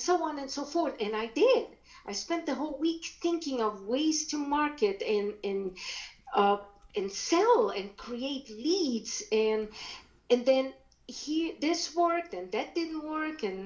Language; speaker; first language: English; non-native, fluent; German